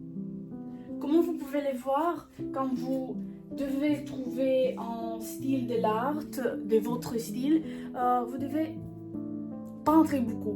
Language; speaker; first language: French; non-native, learner; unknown